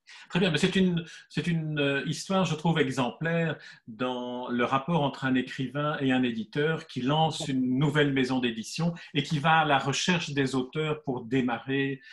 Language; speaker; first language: French; native; French